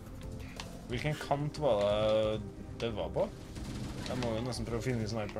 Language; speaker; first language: Norwegian; native; Norwegian